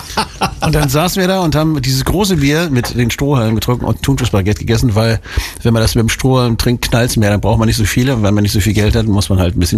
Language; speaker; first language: German; native; German